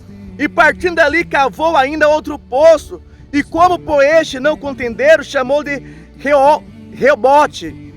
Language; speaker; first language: Portuguese; native; Portuguese